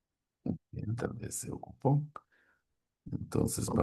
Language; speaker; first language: Spanish; native; Spanish